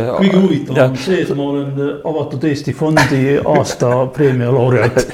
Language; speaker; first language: Estonian; non-native, local second language; Russian